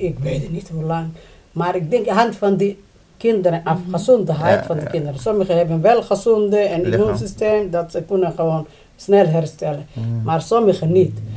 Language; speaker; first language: Dutch; non-native, learner; Somali